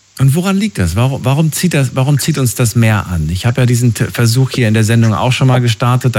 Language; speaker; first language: German; native; German